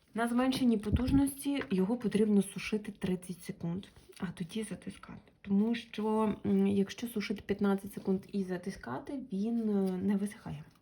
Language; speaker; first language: Ukrainian; non-native, local second language; Russian